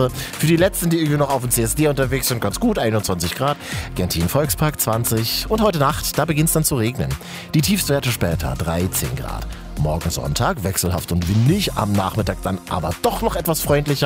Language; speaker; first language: German; native; German